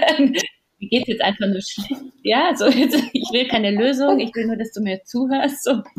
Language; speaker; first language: German; early bilingual, other home language; Polish